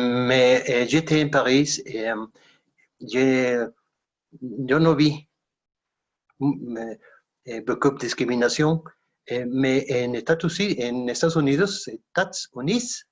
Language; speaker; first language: French; non-native, learner; Spanish